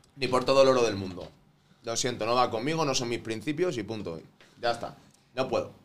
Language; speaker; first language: Spanish; native; Spanish